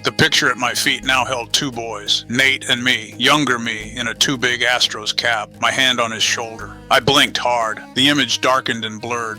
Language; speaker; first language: English; native; English